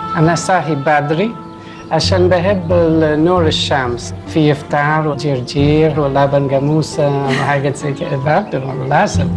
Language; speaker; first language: Arabic; non-native, learner; English